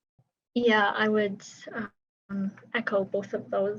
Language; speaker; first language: English; native; English